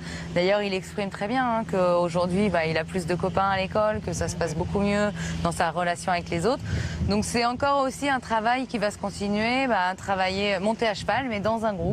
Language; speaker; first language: French; native; French